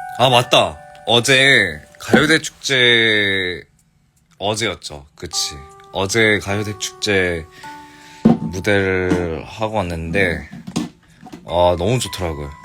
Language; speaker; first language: Korean; early bilingual, heritage; English